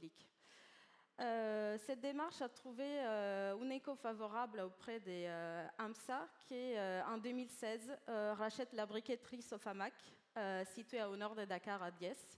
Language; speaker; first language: French; native; French